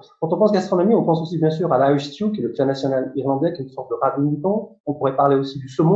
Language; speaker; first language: French; native; French